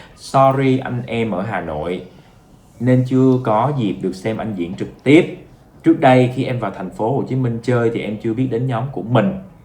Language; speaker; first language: Vietnamese; non-native, fluent; English